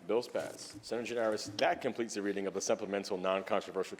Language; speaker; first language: English; native; English